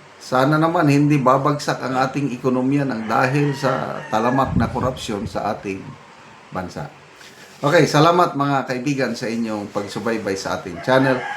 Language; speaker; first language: Filipino; non-native, local second language; Iloko